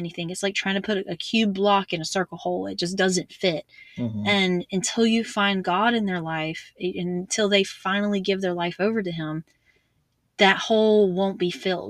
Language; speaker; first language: English; native; English